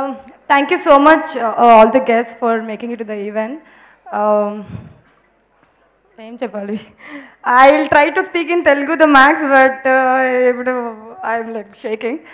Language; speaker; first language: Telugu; non-native, learner; Kannada